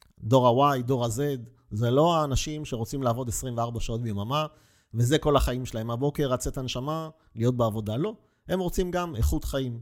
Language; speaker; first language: Hebrew; native; Hebrew